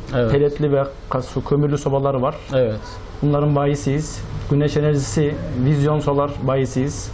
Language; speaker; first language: Turkish; native; Turkish